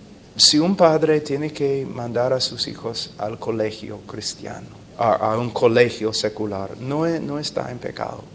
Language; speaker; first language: Spanish; non-native, fluent; English